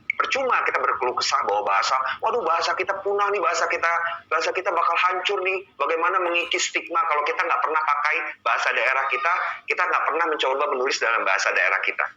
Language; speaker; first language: Indonesian; native; Indonesian